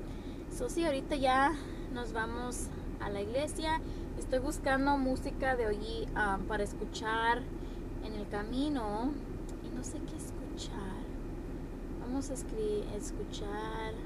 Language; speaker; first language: Spanish; early bilingual, heritage; Spanish